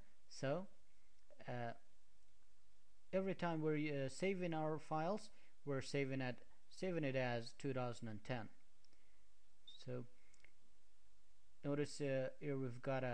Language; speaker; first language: English; non-native, fluent; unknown